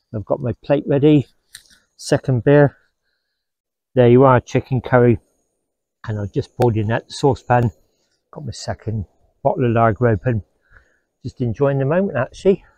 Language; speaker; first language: English; native; English